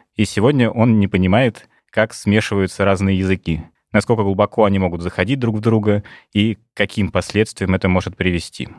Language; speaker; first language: Russian; native; Russian